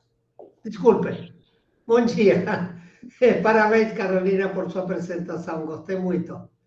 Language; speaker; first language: Portuguese; non-native, fluent; Spanish